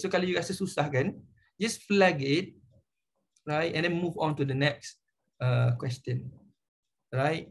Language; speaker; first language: English; non-native, local second language; Malay